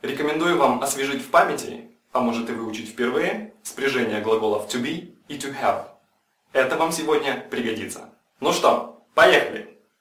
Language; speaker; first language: Russian; native; Russian